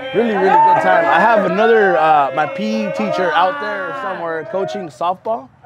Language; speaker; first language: English; early bilingual, other home language; Spanish